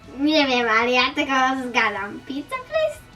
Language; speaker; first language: Polish; early bilingual, heritage; Polish